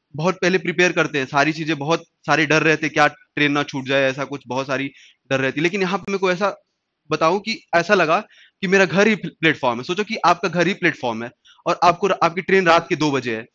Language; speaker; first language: Hindi; native; Hindi